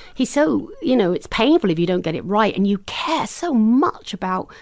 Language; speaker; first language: English; native; English